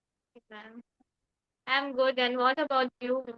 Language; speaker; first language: English; non-native, learner; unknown